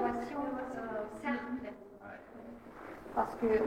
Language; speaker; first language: French; non-native, fluent; Russian